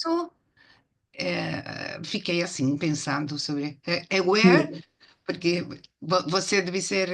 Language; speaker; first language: Portuguese; non-native, fluent; Spanish